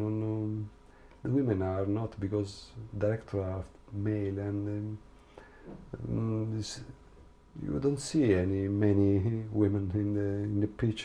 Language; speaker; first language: English; non-native, learner; Italian